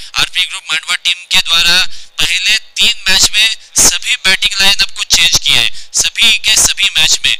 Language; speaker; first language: Hindi; non-native, local second language; Marathi